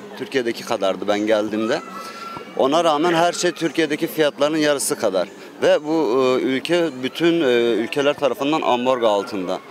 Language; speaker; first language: Turkish; native; Turkish